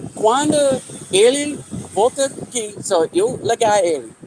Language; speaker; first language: Portuguese; non-native, learner; English